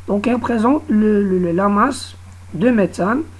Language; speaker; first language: French; non-native, local second language; Arabic